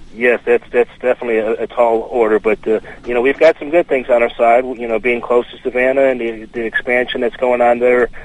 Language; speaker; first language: English; native; English